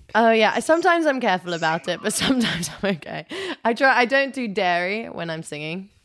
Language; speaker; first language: English; early bilingual, other home language; Albanian